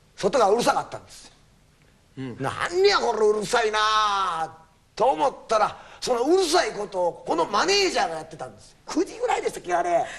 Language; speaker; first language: Japanese; native; Japanese